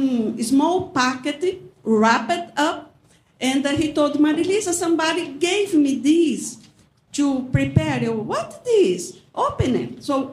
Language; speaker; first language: English; non-native, learner; Portuguese